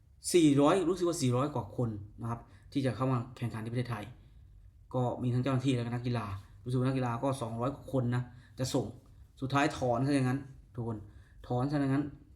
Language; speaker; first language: Thai; native; Thai